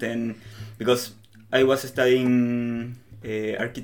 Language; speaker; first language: English; non-native, learner; Spanish